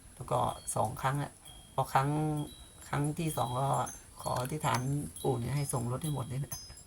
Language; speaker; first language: Thai; native; Thai